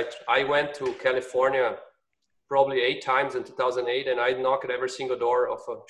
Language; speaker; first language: English; non-native, fluent; Portuguese